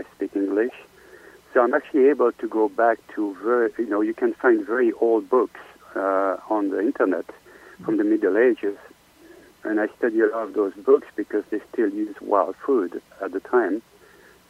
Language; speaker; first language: English; non-native, fluent; French